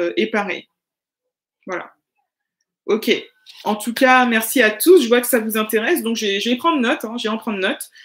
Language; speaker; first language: French; native; French